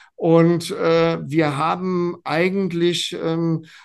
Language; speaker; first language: German; native; German